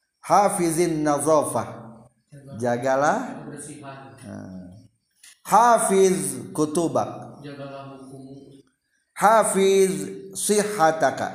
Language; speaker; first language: Arabic; non-native, fluent; Indonesian